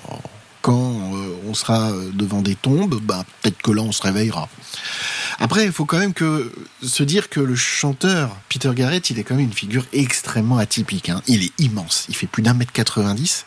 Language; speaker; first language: French; native; French